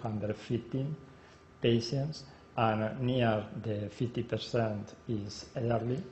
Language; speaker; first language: English; non-native, learner; Spanish